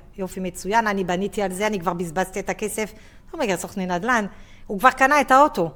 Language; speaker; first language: Hebrew; non-native, fluent; French